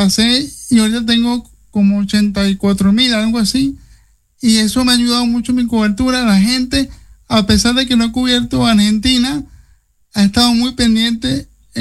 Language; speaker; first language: Spanish; native; Spanish